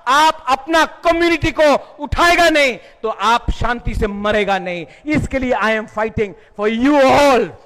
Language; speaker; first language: Hindi; non-native, local second language; Kok Borok